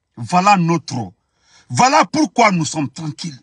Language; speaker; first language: French; non-native, local second language; Fula